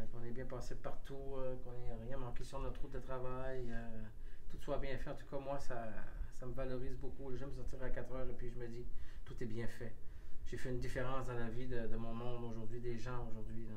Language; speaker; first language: French; native; French